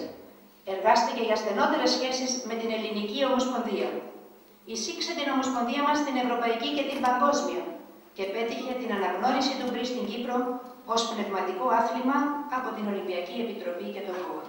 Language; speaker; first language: Greek; native; Greek